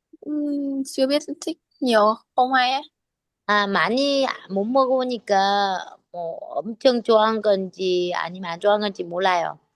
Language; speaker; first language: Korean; non-native, learner; Vietnamese